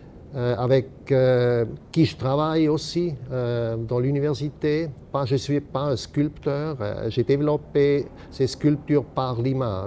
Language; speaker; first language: French; non-native, local second language; German